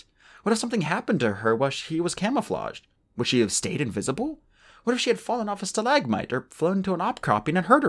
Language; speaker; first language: English; native; English